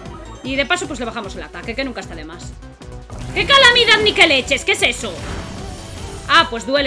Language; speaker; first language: Spanish; native; Spanish